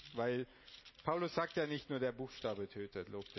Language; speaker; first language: German; non-native, fluent; Romanian